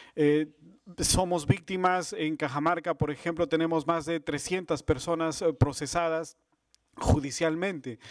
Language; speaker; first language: Spanish; native; Spanish